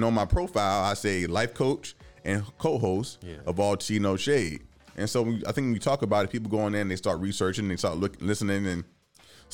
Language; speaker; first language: English; native; English